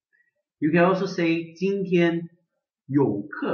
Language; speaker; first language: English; non-native, local second language; Chinese